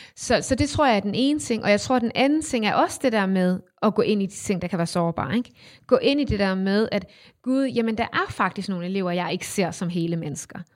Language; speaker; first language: Danish; native; Danish